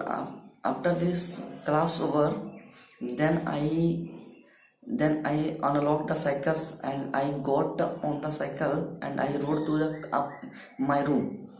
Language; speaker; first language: English; non-native, learner; Hindi